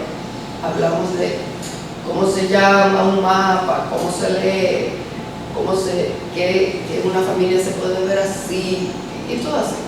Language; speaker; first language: Spanish; early bilingual, heritage; Spanish